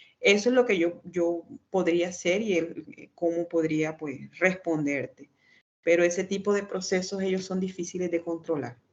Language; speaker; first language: Spanish; native; Spanish